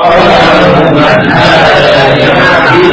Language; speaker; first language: Arabic; non-native, learner; Indonesian